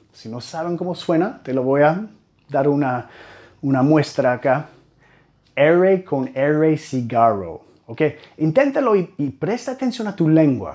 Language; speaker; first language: Spanish; non-native, fluent; English